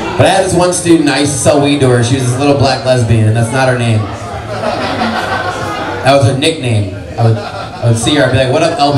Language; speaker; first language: English; native; English